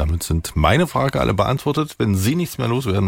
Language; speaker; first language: German; native; German